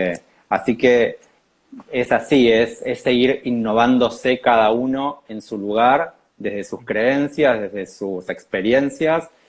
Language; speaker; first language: Spanish; native; Spanish